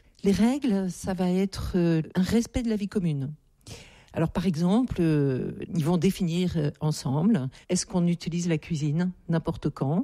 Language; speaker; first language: French; native; French